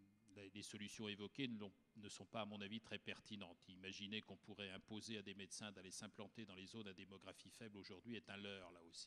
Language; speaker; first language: French; native; French